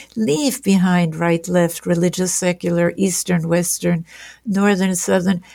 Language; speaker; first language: English; non-native, fluent; German